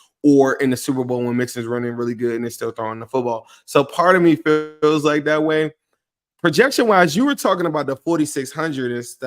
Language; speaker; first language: English; native; English